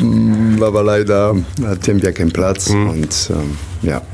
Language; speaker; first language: German; non-native, learner; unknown